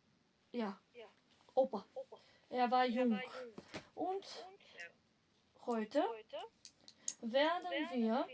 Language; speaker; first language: German; non-native, fluent; Macedonian